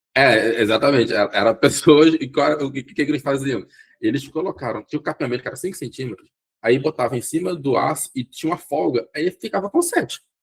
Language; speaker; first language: Portuguese; non-native, local second language; Kabuverdianu